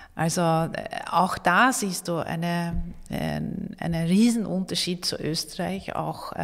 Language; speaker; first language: German; non-native, fluent; Swedish